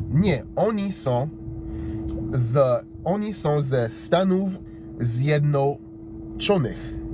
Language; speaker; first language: Polish; non-native, learner; English